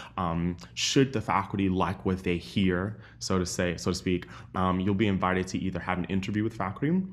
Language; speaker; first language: English; native; English